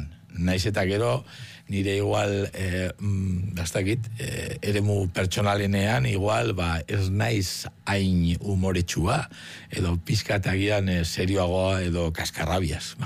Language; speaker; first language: Basque; native; Basque